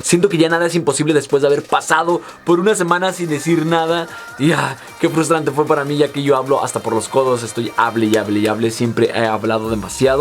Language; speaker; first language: Spanish; native; Spanish